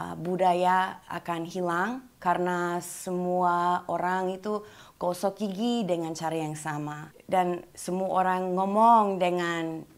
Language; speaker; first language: Indonesian; non-native, fluent; English